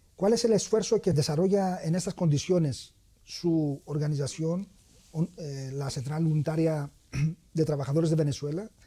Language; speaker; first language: Spanish; non-native, fluent; Greek